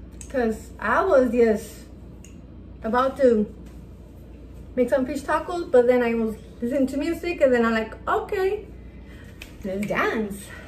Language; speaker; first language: English; early bilingual, other home language; Spanish